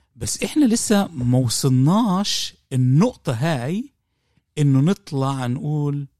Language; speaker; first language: Arabic; native; Arabic